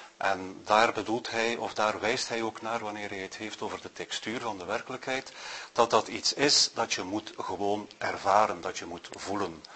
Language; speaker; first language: Dutch; native; Dutch